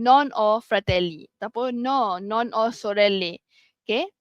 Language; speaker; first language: Italian; non-native, learner; Malay